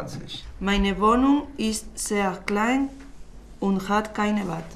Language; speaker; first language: German; non-native, learner; Spanish